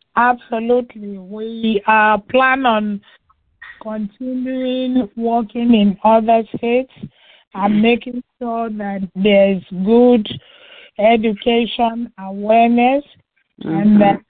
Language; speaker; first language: English; non-native, local second language; Igbo